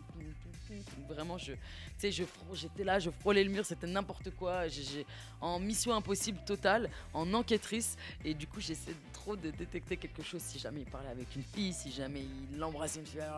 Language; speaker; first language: French; native; French